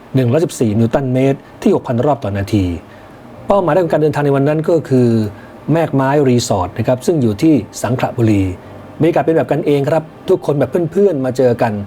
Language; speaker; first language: Thai; native; Thai